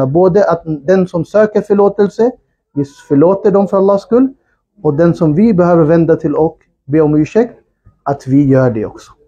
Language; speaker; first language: Swedish; non-native, fluent; Urdu